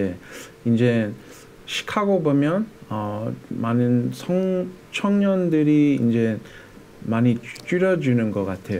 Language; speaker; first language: Korean; early bilingual, heritage; English